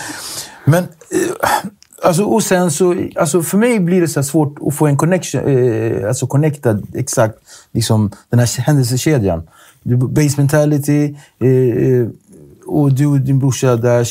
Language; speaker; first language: Swedish; native; Swedish